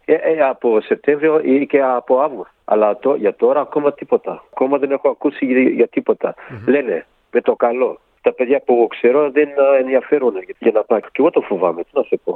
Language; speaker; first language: Greek; early bilingual, heritage; Greek